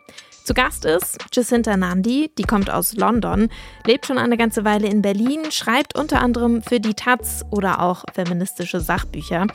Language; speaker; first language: German; early bilingual, other home language; English